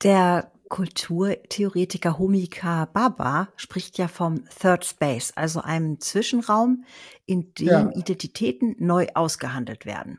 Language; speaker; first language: German; native; German